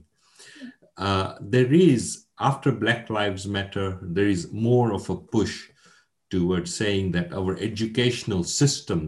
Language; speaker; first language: English; non-native, local second language; Gujarati